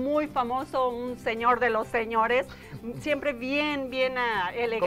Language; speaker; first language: Spanish; native; Spanish